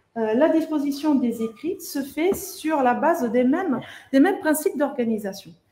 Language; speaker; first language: French; non-native, fluent; Italian